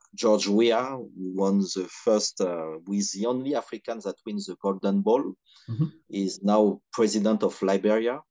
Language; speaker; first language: English; non-native, fluent; French